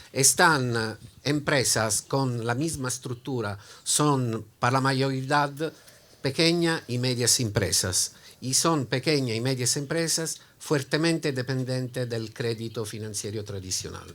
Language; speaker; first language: Spanish; non-native, learner; Italian